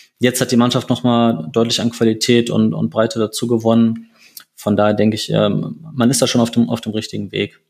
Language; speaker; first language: German; native; German